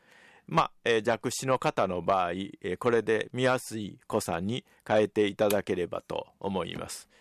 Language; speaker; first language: Japanese; native; Japanese